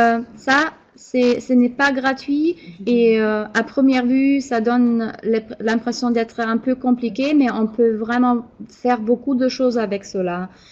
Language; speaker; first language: French; non-native, fluent; German